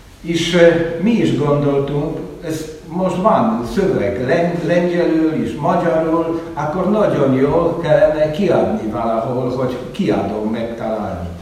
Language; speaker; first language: Hungarian; non-native, fluent; Polish